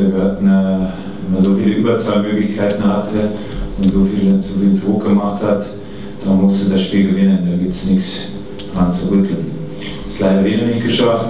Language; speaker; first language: German; native; German